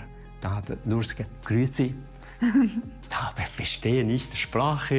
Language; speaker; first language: German; non-native, learner; Chinese